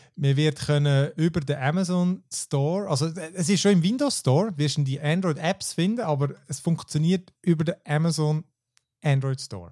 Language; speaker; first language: German; native; German